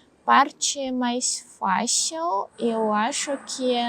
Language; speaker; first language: Portuguese; non-native, learner; Russian